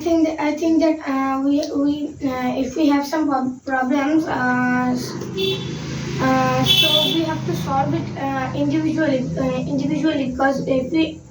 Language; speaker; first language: English; non-native, learner; Bangla